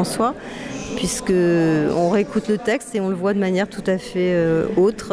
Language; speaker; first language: French; native; French